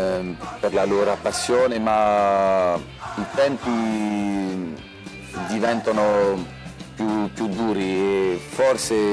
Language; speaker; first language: Italian; non-native, fluent; French